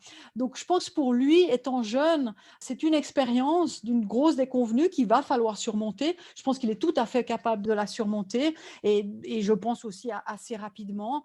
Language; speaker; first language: French; native; French